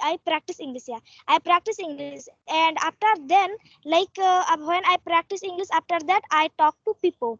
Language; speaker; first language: English; non-native, learner; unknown